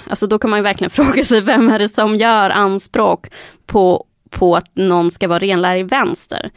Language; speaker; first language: Swedish; early bilingual, other home language; Spanish